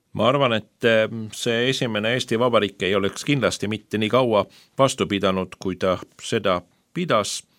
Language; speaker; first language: Estonian; non-native, fluent; Swedish